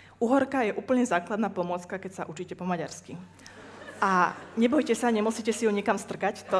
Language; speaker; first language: Slovak; native; Slovak